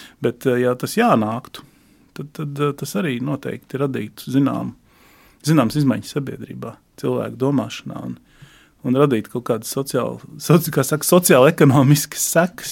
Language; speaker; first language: Latvian; native; Latvian